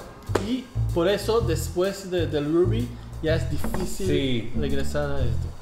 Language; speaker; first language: Spanish; non-native, fluent; English